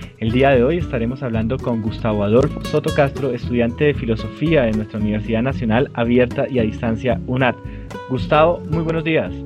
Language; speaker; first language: Spanish; native; Spanish